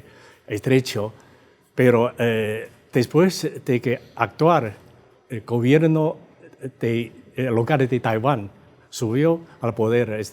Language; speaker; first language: Spanish; non-native, fluent; Chinese